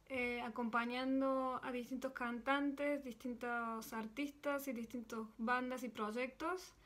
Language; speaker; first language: Spanish; native; Spanish